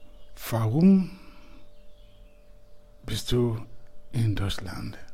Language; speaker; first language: German; non-native, fluent; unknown